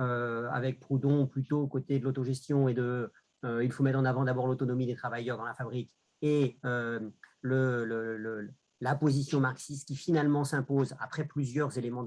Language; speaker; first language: French; native; French